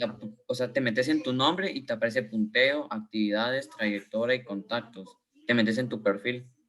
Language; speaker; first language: Spanish; native; Spanish